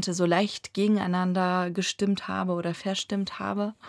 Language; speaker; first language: German; early bilingual, other home language; Russian